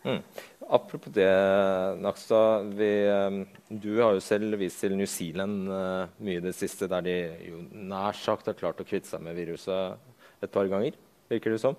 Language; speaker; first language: Norwegian; native; Norwegian